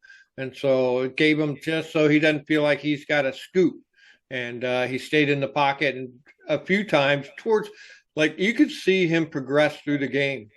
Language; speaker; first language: English; native; English